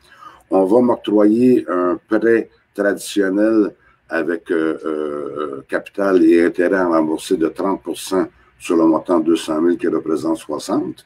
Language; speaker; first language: French; native; French